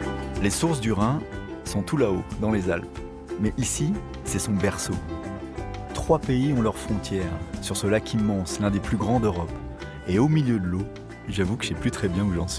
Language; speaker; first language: French; native; French